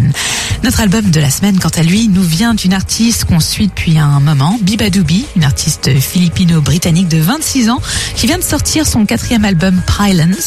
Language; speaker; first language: French; native; French